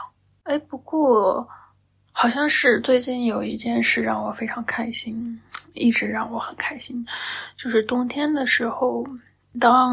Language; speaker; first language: Chinese; native; Chinese